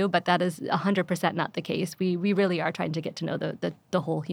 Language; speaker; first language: English; early bilingual, other home language; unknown